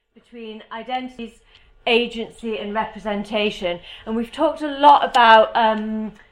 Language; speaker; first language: English; native; English